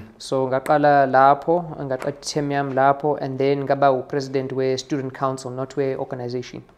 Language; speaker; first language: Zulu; non-native, local second language; English